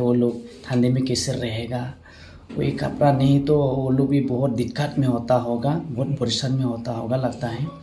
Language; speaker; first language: Hindi; non-native, local second language; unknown